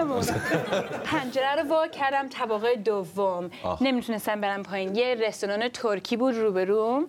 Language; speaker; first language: Persian; early bilingual, other home language; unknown